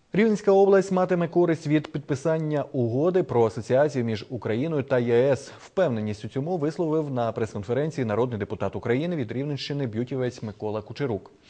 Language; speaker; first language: Ukrainian; native; Ukrainian